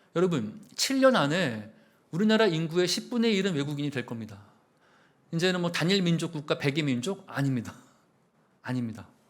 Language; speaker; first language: Korean; native; Korean